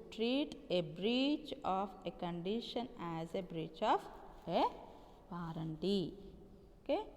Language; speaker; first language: English; non-native, local second language; Telugu